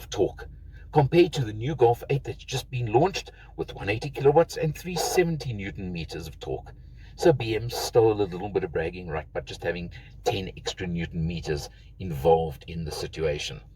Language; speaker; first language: English; native; English